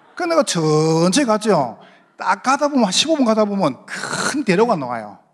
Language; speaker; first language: Korean; native; Korean